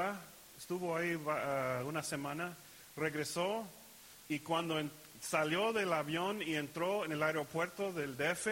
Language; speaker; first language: Spanish; early bilingual, heritage; Spanish